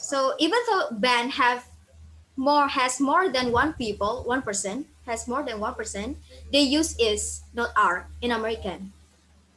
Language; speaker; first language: English; non-native, fluent; Indonesian